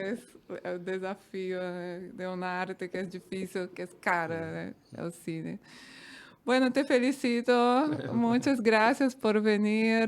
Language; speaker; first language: Spanish; non-native, fluent; Portuguese